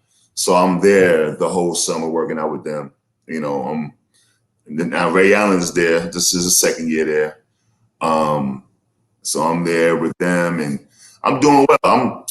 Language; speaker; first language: English; native; English